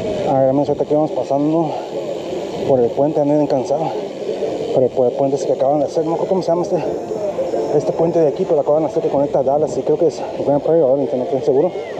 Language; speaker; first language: Spanish; early bilingual, heritage; Spanish